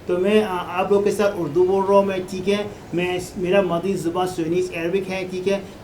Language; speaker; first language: Hindi; non-native, learner; Arabic